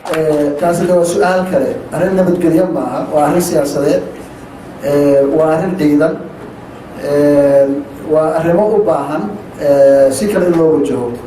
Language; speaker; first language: Somali; native; Somali